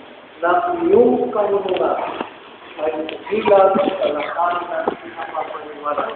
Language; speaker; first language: Filipino; native; Filipino